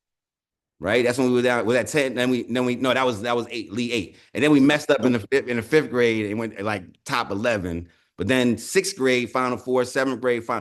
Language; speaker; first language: English; native; English